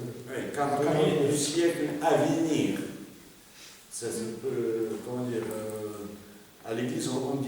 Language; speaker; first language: French; non-native, fluent; Russian